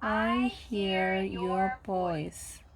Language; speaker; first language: English; non-native, learner; Korean